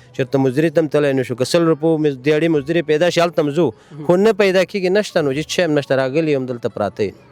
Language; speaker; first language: Pashto; native; Pashto